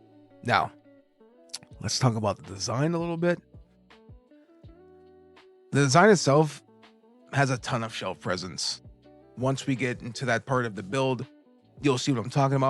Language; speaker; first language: English; native; English